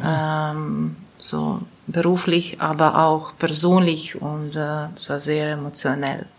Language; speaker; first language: German; non-native, learner; Latvian